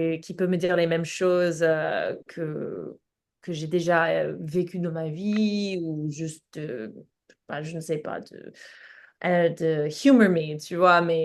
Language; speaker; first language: French; non-native, fluent; English